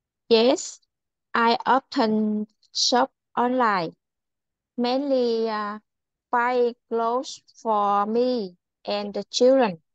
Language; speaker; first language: English; non-native, learner; Vietnamese